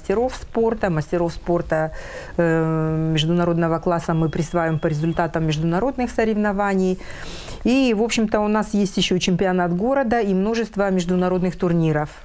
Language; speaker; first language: Russian; native; Russian